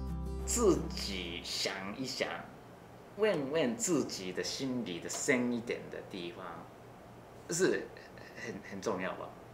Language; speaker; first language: Chinese; non-native, learner; Japanese